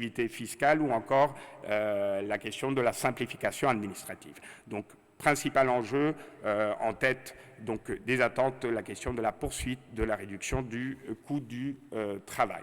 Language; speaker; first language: French; native; French